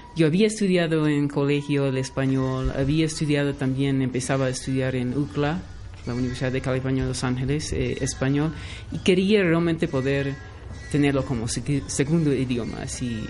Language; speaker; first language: Spanish; non-native, fluent; English